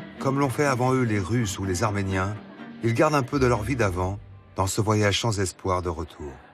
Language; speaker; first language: French; native; French